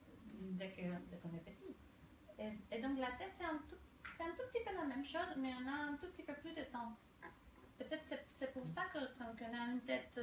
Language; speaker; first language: French; non-native, fluent; Spanish